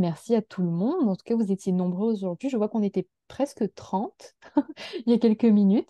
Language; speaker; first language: French; native; French